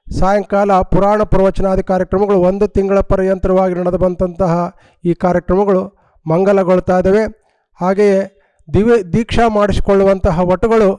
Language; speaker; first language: Kannada; native; Kannada